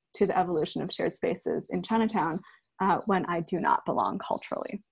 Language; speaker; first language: English; early bilingual, other home language; Chinese